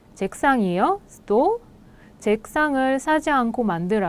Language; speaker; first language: Korean; non-native, fluent; Russian